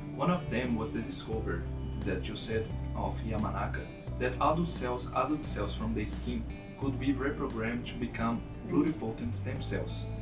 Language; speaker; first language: English; non-native, fluent; Portuguese